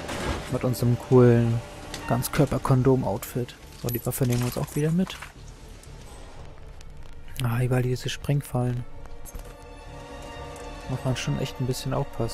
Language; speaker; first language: German; native; German